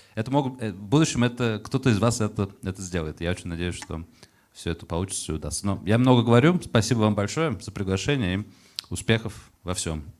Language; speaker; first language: Russian; early bilingual, heritage; Russian